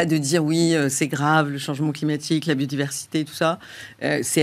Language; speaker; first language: French; native; French